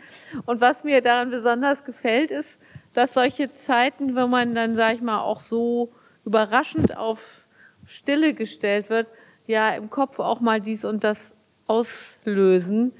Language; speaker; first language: German; native; German